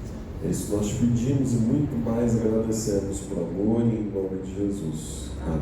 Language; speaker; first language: Portuguese; native; Portuguese